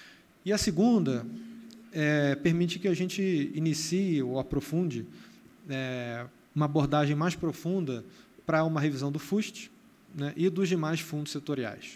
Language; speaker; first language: Portuguese; native; Portuguese